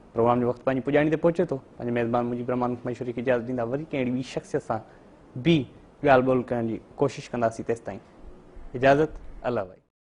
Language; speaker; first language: Sindhi; native; Sindhi